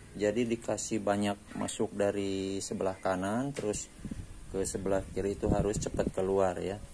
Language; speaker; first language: Indonesian; non-native, local second language; Sundanese